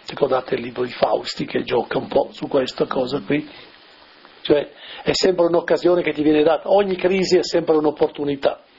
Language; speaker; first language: Italian; native; Italian